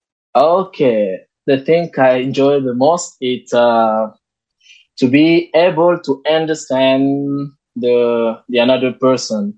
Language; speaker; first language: English; non-native, learner; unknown